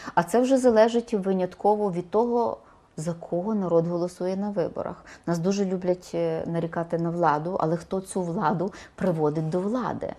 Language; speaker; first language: Ukrainian; native; Ukrainian